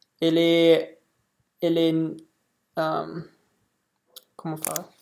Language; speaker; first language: Portuguese; non-native, learner; English